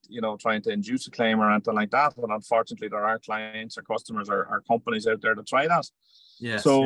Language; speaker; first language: English; native; English